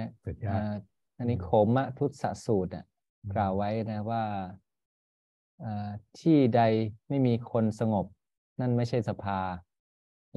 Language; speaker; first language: Thai; native; Thai